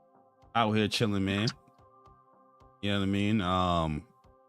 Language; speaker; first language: English; native; English